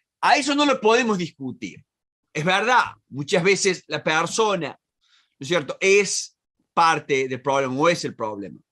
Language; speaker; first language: Spanish; native; Spanish